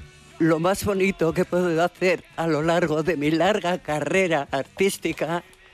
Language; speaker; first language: Spanish; native; Spanish